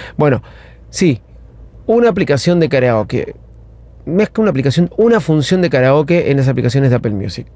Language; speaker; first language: Spanish; native; Spanish